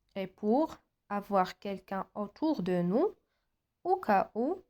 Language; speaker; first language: French; non-native, local second language; Arabic